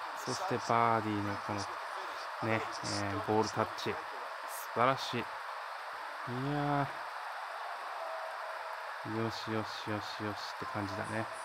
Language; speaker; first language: Japanese; native; Japanese